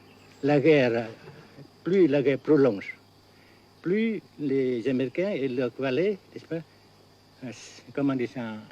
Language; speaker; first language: French; non-native, fluent; Vietnamese